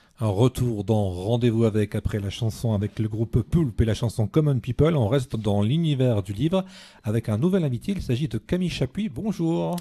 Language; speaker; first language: French; native; French